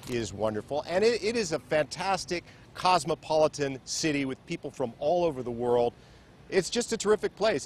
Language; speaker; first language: English; native; English